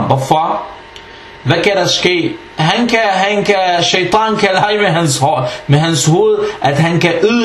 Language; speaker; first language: Danish; non-native, fluent; Arabic